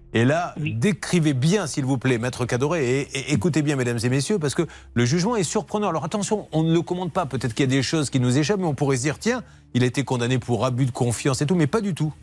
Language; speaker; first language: French; native; French